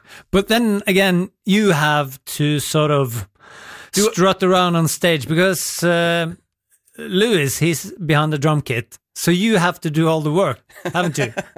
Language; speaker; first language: English; non-native, fluent; Norwegian